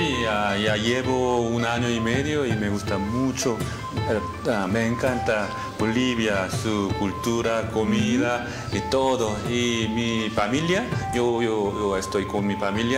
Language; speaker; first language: Spanish; non-native, learner; Korean